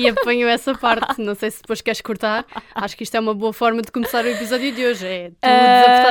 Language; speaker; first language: Portuguese; native; Portuguese